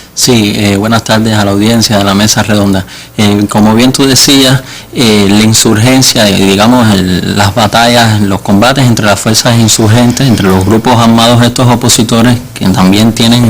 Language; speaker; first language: Spanish; native; Spanish